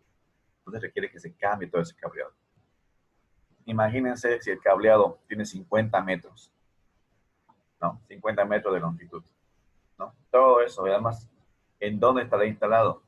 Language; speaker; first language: Spanish; native; Spanish